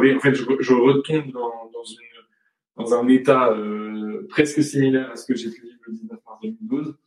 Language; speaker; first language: French; native; French